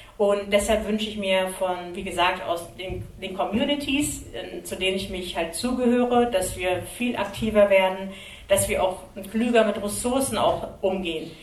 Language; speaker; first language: German; early bilingual, other home language; Kurdish